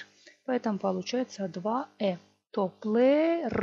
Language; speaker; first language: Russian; non-native, local second language; Gagauz